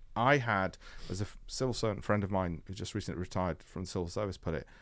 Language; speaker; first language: English; native; English